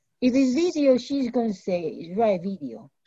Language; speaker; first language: English; non-native, fluent; French